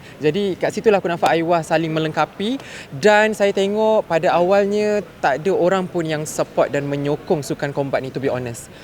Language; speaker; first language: Malay; native; Malay